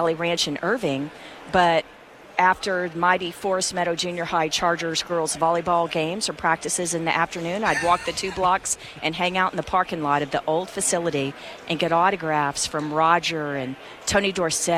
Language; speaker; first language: English; native; English